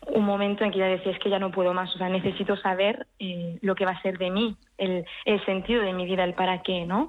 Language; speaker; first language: Spanish; early bilingual, heritage; French